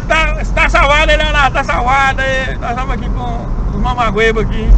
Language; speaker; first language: Portuguese; native; Portuguese